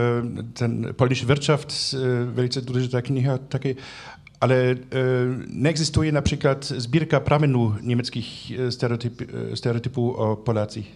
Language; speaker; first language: Czech; non-native, fluent; German